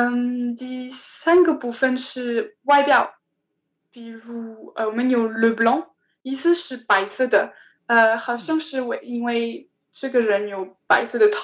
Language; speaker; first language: Chinese; non-native, learner; French